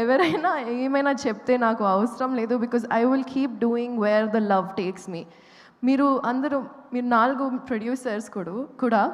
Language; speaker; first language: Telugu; non-native, local second language; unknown